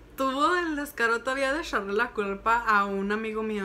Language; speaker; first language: Spanish; early bilingual, heritage; Spanish